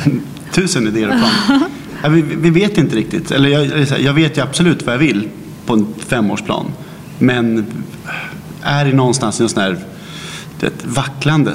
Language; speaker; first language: Swedish; native; Swedish